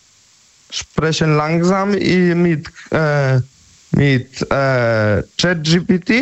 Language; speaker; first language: German; non-native, learner; Polish